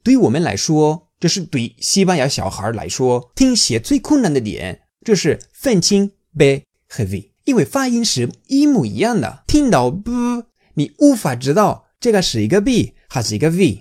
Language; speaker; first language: Chinese; non-native, fluent; Spanish